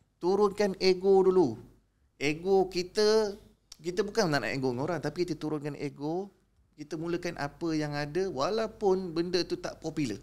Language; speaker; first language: Malay; native; Malay